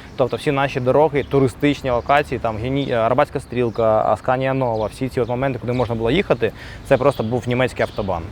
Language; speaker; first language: Ukrainian; native; Ukrainian